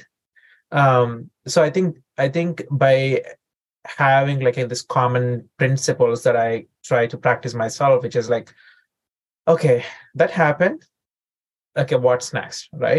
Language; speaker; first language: English; non-native, local second language; Telugu